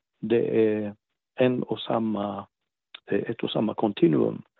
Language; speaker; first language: Swedish; non-native, fluent; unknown